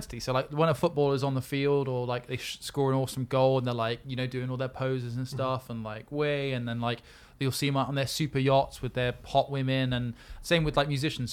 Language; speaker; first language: English; native; English